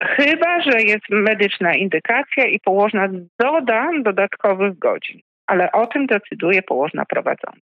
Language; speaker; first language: Polish; native; Polish